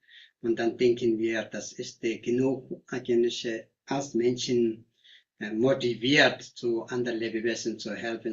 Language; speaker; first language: German; non-native, learner; Tibetan